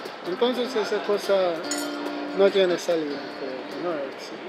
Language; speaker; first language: Spanish; non-native, learner; Ukrainian